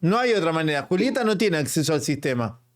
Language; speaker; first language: Spanish; native; Spanish